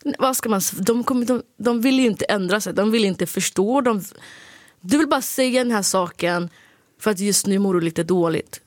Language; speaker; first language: Swedish; early bilingual, other home language; Somali